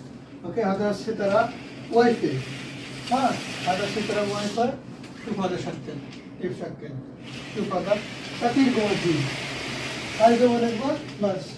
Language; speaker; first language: Arabic; non-native, learner; Bangla